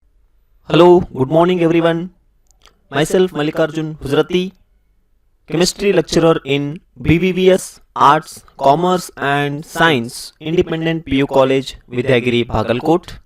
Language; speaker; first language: English; non-native, local second language; Kannada